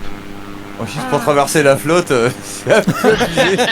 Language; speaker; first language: French; native; French